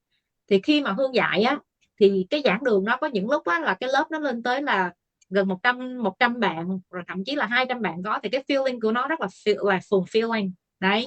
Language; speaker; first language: Vietnamese; native; Vietnamese